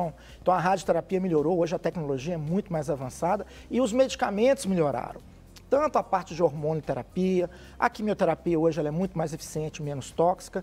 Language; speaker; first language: Portuguese; native; Portuguese